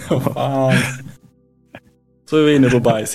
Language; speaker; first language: Swedish; native; Swedish